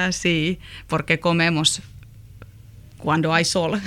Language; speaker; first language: Spanish; non-native, learner; Finnish